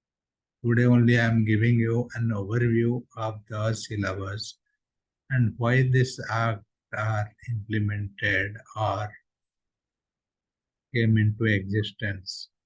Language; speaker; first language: English; non-native, local second language; Odia